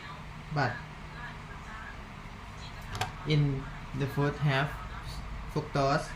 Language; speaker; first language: English; non-native, learner; Thai